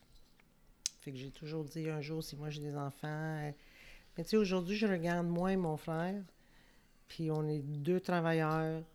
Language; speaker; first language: French; native; French